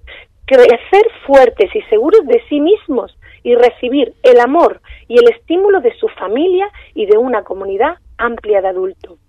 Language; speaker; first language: Spanish; native; Spanish